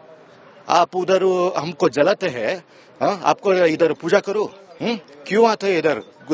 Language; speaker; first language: Hindi; non-native, local second language; Kannada